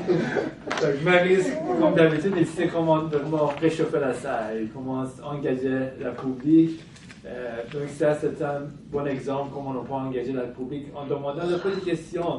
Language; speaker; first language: French; non-native, fluent; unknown